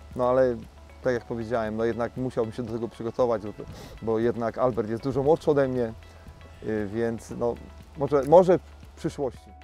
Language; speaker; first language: Polish; native; Polish